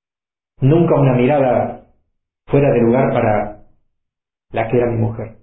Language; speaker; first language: Spanish; native; Spanish